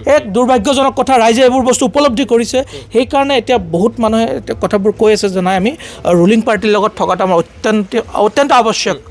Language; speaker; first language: Assamese; non-native, local second language; Bangla